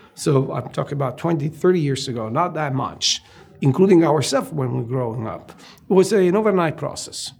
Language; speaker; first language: English; non-native, fluent; Italian